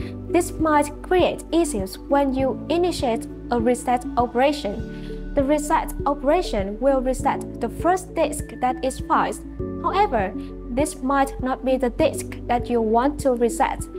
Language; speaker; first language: English; non-native, fluent; Vietnamese